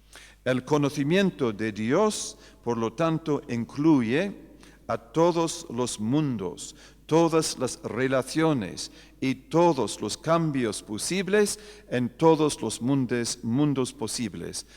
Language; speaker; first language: Spanish; non-native, fluent; English